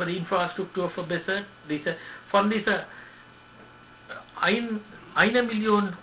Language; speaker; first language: German; non-native, learner; Sinhala